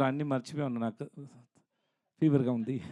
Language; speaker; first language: Telugu; non-native, learner; Tamil